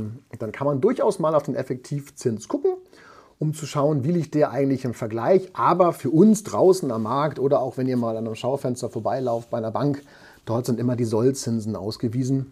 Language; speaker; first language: German; native; German